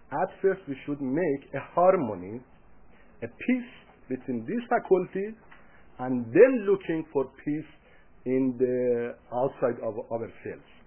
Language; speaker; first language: English; non-native, fluent; Persian